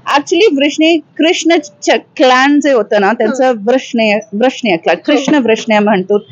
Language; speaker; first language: Marathi; early bilingual, heritage; Marathi